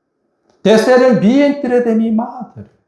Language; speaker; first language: Spanish; non-native, fluent; Korean